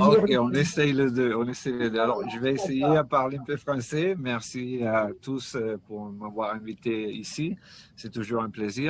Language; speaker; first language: French; non-native, fluent; Italian